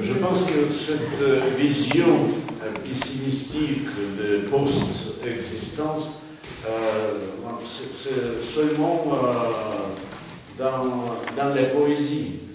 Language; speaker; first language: French; non-native, fluent; Russian